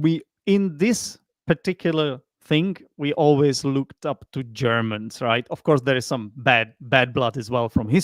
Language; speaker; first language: English; non-native, fluent; Czech